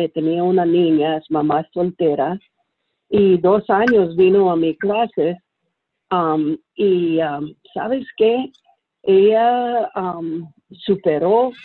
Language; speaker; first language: Spanish; early bilingual, heritage; Spanish